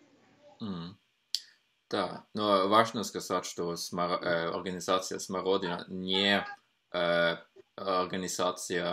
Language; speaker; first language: Russian; non-native, fluent; Norwegian